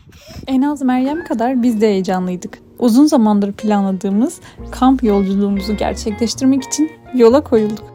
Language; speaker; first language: Turkish; native; Turkish